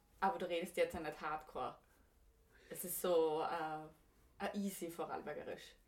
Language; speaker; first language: German; native; German